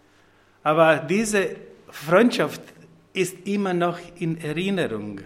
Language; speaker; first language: German; non-native, fluent; Croatian